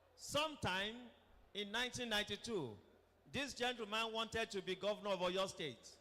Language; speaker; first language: English; non-native, local second language; Yoruba